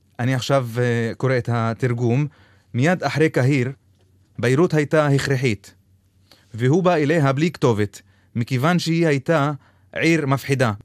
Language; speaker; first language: Hebrew; non-native, local second language; Arabic